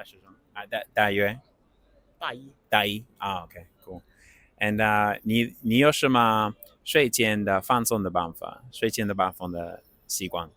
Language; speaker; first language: Chinese; non-native, learner; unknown